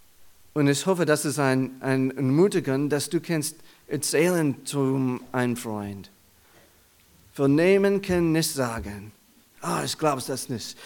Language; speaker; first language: German; non-native, learner; English